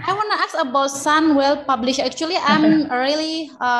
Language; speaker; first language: English; non-native, learner; Indonesian